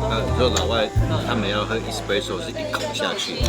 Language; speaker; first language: Chinese; native; Chinese